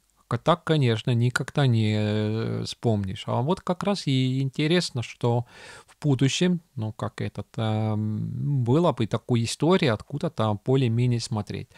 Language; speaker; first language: Russian; non-native, local second language; Estonian